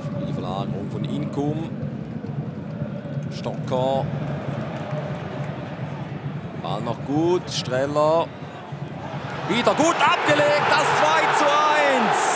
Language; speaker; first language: German; native; German